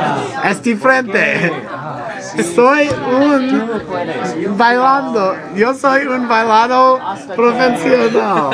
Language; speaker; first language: Spanish; non-native, learner; English